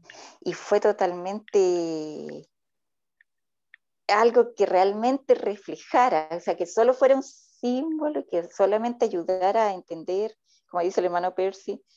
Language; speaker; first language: Spanish; native; Spanish